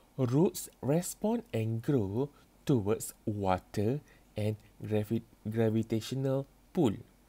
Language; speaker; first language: English; non-native, local second language; Malay